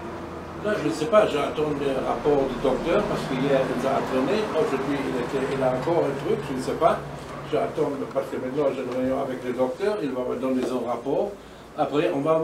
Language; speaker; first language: French; non-native, learner; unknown